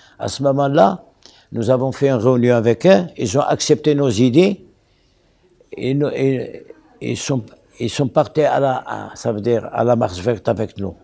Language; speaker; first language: French; non-native, local second language; Arabic